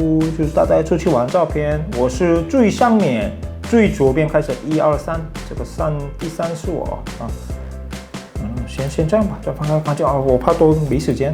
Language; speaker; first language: Chinese; non-native, fluent; Korean